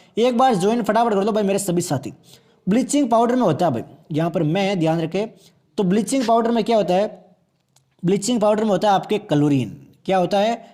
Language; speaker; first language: Hindi; native; Hindi